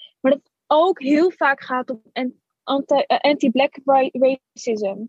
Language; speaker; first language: Dutch; early bilingual, other home language; Arabic